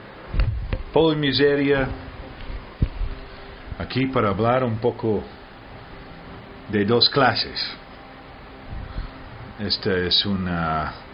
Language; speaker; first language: Spanish; early bilingual, heritage; Spanish